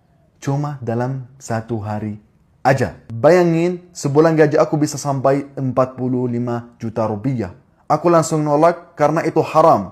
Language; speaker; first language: Indonesian; non-native, fluent; Arabic